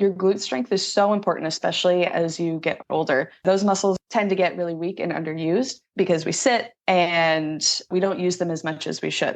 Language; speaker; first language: English; native; English